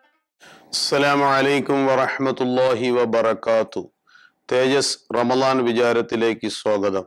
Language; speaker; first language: Malayalam; native; Malayalam